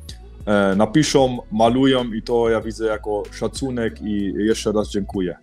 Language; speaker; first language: Polish; early bilingual, heritage; Polish